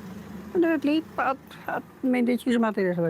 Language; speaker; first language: Albanian; native; Albanian